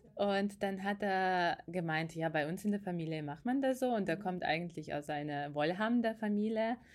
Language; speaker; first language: German; non-native, fluent; Ukrainian